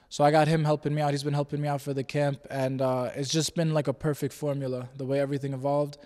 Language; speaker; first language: English; native; English